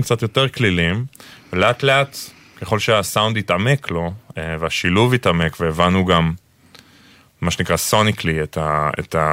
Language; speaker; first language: Hebrew; native; Hebrew